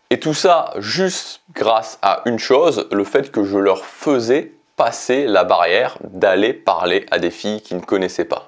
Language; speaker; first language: French; native; French